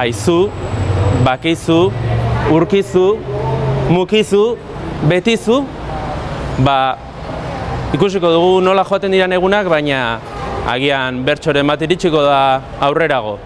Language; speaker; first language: Basque; native; Basque